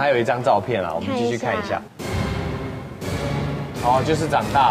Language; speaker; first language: Chinese; native; Chinese